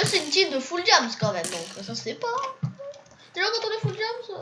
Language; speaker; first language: French; native; French